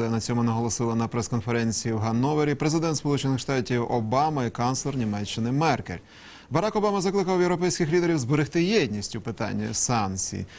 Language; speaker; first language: Ukrainian; native; Ukrainian